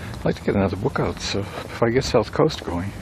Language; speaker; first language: English; native; English